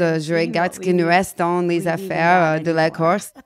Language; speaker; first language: French; non-native, learner; English